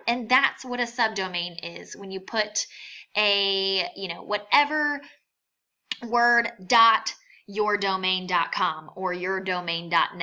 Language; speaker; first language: English; native; English